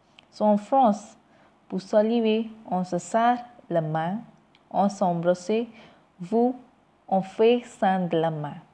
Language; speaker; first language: French; non-native, learner; Tamil